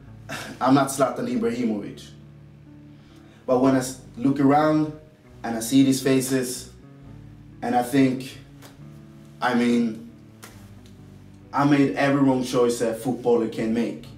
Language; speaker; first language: English; non-native, fluent; Swedish